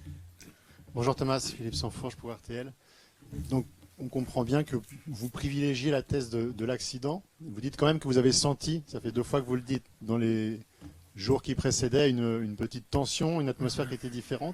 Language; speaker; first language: French; native; French